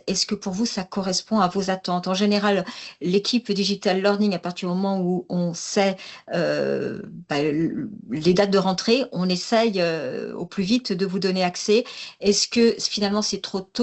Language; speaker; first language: French; native; French